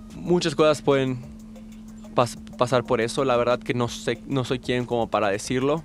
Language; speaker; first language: Spanish; native; Spanish